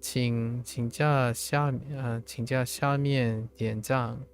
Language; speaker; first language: Chinese; non-native, learner; English